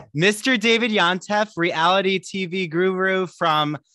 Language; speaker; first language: English; native; English